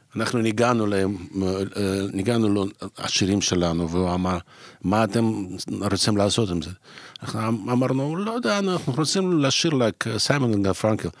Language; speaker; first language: Hebrew; non-native, fluent; Russian